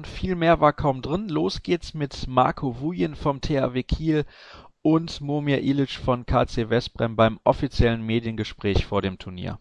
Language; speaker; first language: German; native; German